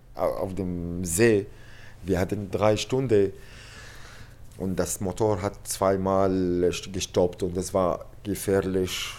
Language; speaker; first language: German; non-native, learner; Arabic